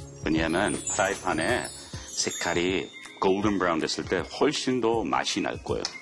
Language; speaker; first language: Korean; non-native, learner; English